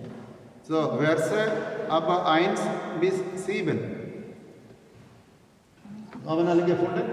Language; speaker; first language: German; non-native, learner; Malayalam